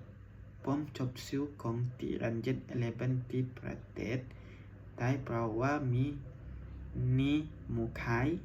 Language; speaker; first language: Thai; non-native, learner; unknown